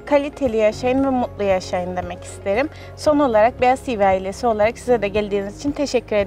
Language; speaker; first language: Turkish; native; Turkish